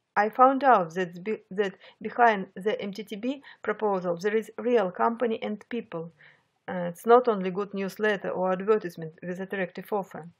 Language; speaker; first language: English; non-native, fluent; Russian